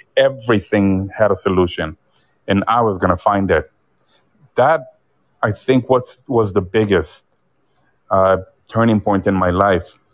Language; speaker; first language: English; early bilingual, other home language; Spanish